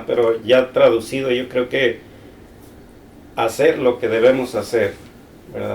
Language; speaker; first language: Spanish; native; Spanish